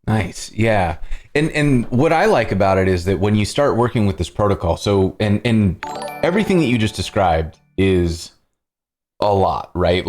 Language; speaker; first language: English; native; English